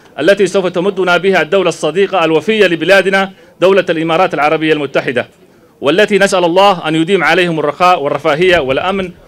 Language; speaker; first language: Arabic; non-native, local second language; Somali